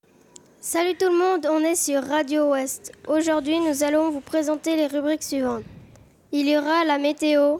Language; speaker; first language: French; native; French